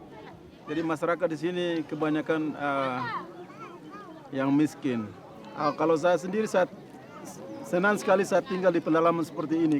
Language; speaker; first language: Indonesian; non-native, local second language; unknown